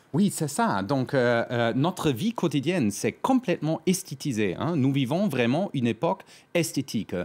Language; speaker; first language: French; non-native, fluent; German